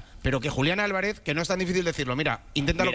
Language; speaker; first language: Spanish; native; Spanish